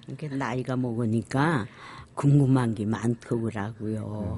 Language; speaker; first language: Korean; native; Korean